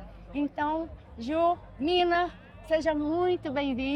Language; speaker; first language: Portuguese; native; Portuguese